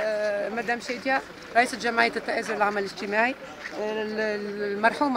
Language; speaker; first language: Arabic; native; Arabic